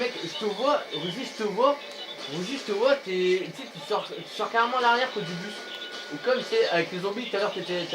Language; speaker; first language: French; native; French